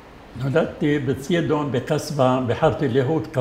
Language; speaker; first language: Hebrew; non-native, fluent; Arabic